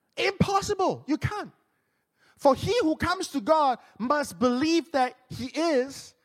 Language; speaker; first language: English; non-native, local second language; Min Nan Chinese